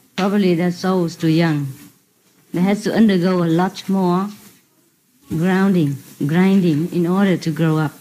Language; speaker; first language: English; non-native, fluent; Vietnamese